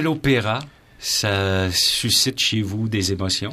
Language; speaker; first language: French; native; French